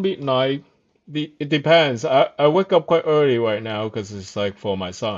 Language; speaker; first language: English; non-native, local second language; Cantonese